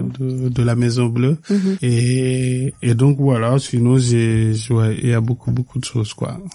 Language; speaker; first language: French; non-native, local second language; Fula